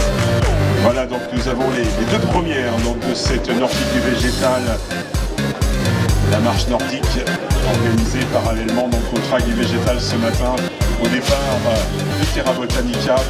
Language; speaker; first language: French; native; French